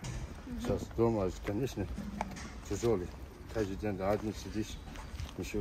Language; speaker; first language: Russian; non-native, local second language; Kazakh